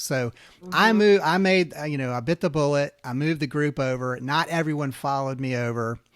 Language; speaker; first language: English; native; English